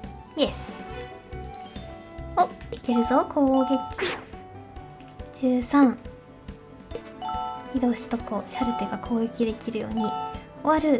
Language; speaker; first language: Japanese; native; Japanese